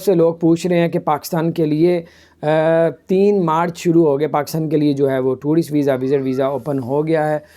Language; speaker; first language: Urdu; non-native, local second language; Punjabi